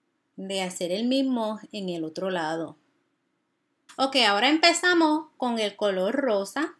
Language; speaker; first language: Spanish; early bilingual, heritage; Spanish